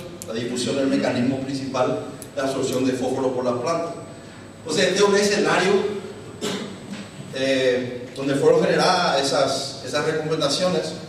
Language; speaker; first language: Spanish; native; Spanish